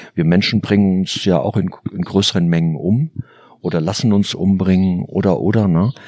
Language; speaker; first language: German; native; German